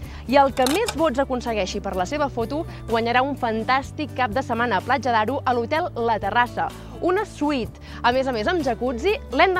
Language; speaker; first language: Catalan; native; Catalan